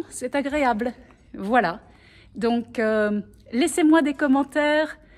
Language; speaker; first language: French; native; French